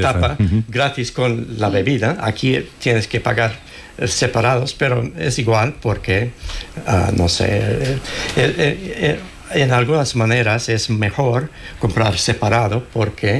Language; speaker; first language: Spanish; non-native, learner; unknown